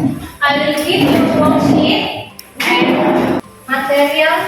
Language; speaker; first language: English; non-native, fluent; Indonesian